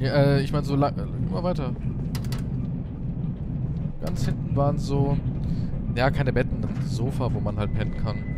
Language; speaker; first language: German; native; German